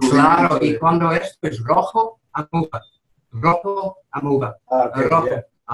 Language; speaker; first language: Spanish; non-native, learner; English